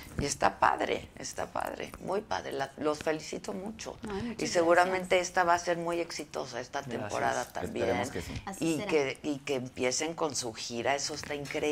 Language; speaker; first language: Spanish; native; Spanish